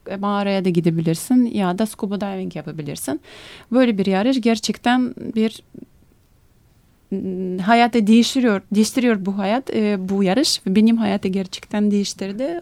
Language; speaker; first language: Turkish; non-native, fluent; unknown